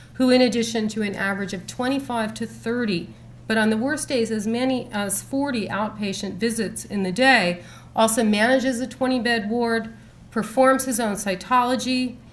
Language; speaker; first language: English; native; English